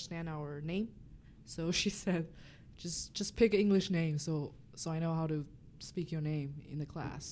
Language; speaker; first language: English; non-native, fluent; Chinese